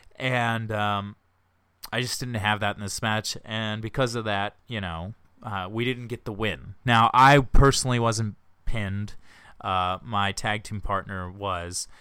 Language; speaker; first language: English; native; English